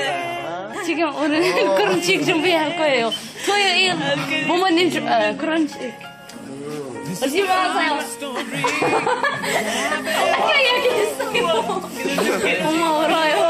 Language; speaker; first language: Korean; non-native, learner; Arabic